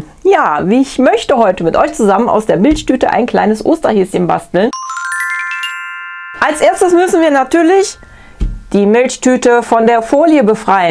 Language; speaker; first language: German; native; German